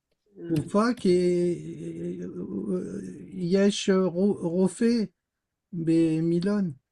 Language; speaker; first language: Hebrew; non-native, learner; French